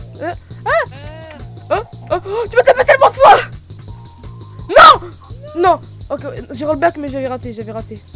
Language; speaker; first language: French; native; French